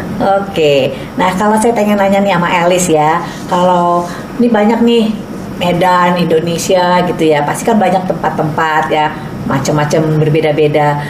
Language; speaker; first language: Indonesian; native; Indonesian